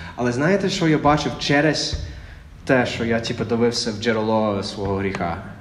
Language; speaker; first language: Ukrainian; non-native, fluent; English